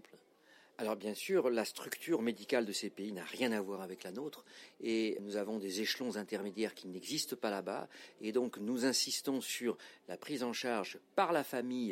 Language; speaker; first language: French; native; French